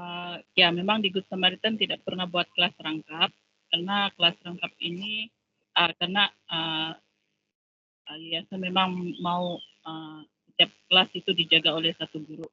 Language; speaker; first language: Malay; non-native, local second language; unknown